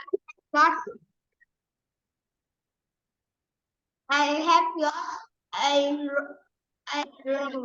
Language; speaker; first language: English; non-native, learner; Vietnamese